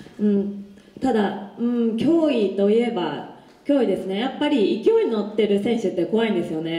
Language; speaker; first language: Japanese; native; Japanese